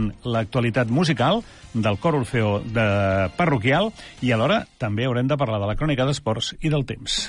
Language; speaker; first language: Catalan; native; Catalan